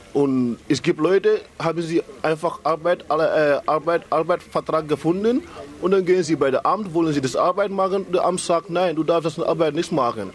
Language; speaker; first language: German; non-native, learner; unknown